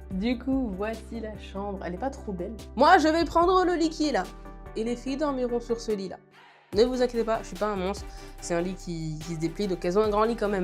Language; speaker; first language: French; native; French